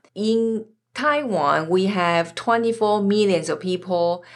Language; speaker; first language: English; non-native, fluent; Chinese